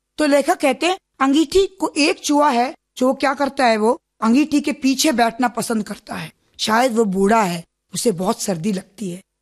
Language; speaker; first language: Hindi; non-native, local second language; Malayalam